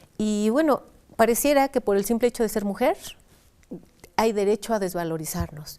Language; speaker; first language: Spanish; native; Spanish